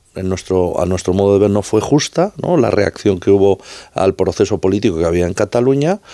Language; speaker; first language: Spanish; native; Spanish